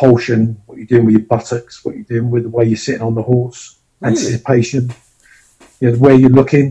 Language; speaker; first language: English; native; English